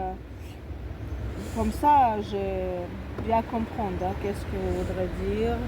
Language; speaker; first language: French; non-native, learner; Russian